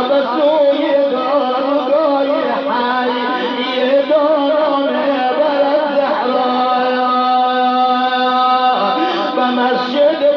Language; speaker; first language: Persian; native; Persian